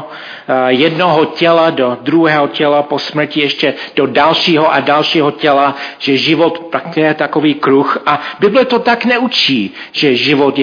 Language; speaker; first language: Czech; non-native, fluent; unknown